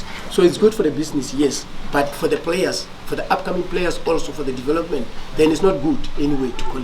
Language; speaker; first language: English; non-native, local second language; Northern Sotho